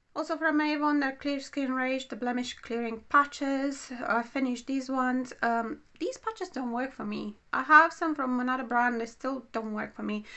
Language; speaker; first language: English; non-native, fluent; Romanian